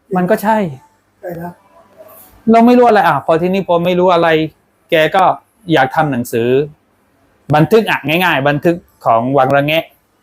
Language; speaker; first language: Thai; non-native, local second language; Pattani Malay